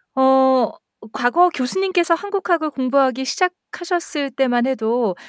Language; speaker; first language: Korean; native; Korean